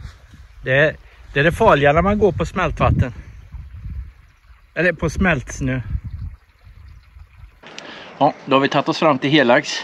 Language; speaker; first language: Swedish; native; Swedish